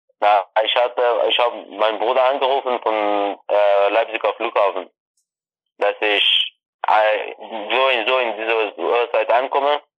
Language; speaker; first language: German; non-native, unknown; Persian